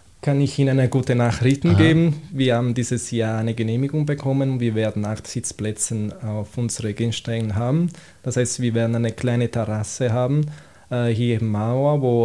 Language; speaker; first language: German; non-native, fluent; Italian